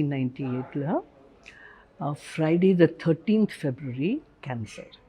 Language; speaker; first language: Tamil; non-native, learner; Hindi